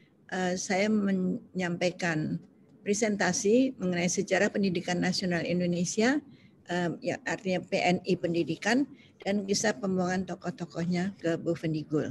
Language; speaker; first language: Indonesian; native; Indonesian